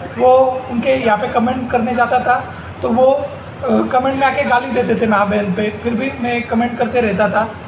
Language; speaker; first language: Hindi; non-native, local second language; Marathi